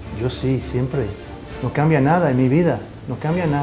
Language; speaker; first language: Spanish; non-native, fluent; English